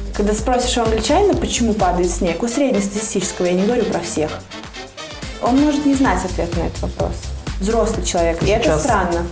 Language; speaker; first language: Russian; native; Russian